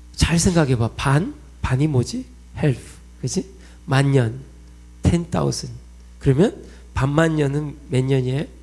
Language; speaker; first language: Korean; early bilingual, heritage; Korean